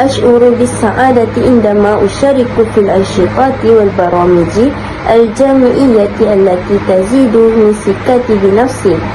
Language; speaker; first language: Arabic; non-native, learner; Malay